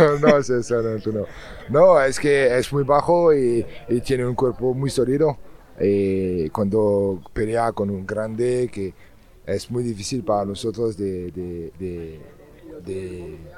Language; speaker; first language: Spanish; non-native, learner; French